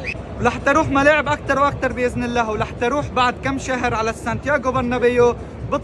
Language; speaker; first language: Arabic; native; Arabic